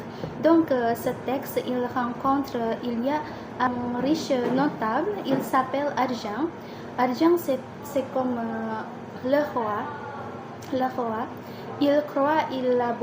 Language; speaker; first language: French; non-native, learner; Indonesian